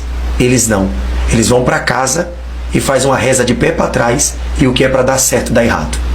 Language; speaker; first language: Portuguese; native; Portuguese